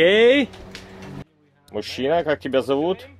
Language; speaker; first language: Russian; native; Russian